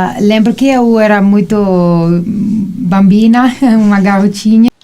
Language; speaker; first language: Portuguese; non-native, learner; Italian